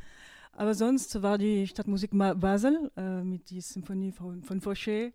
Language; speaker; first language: German; non-native, fluent; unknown